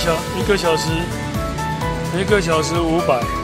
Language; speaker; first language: Chinese; native; Chinese